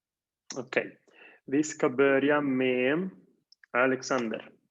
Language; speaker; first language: Swedish; non-native, fluent; Spanish